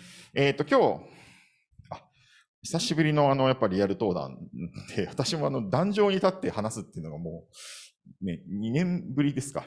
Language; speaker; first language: Japanese; native; Japanese